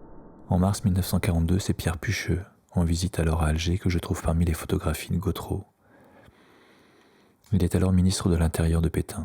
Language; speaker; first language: French; native; French